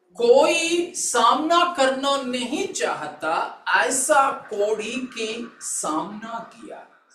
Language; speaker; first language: Hindi; non-native, local second language; Malayalam